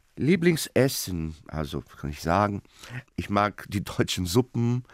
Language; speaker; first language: German; non-native, fluent; Portuguese